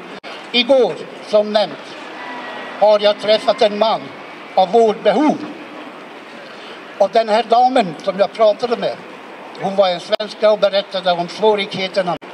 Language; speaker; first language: Swedish; non-native, fluent; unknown